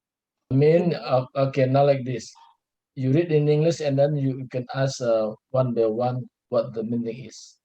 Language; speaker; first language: English; non-native, learner; Indonesian